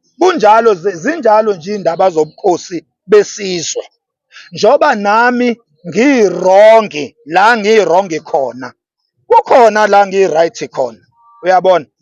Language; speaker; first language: Zulu; native; Zulu